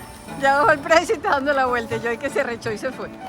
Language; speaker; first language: Spanish; native; Spanish